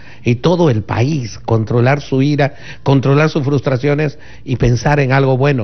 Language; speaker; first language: Spanish; native; Spanish